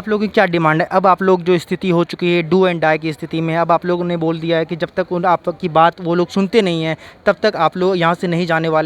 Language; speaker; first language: Hindi; native; Hindi